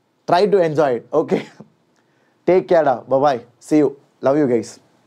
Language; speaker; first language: English; non-native, local second language; Tamil